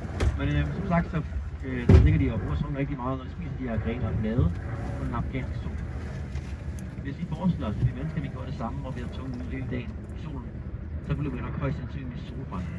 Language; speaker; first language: Danish; native; Danish